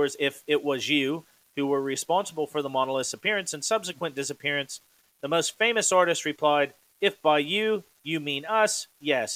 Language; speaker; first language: English; native; English